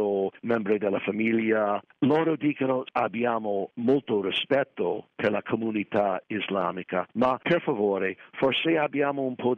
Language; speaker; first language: Italian; non-native, fluent; English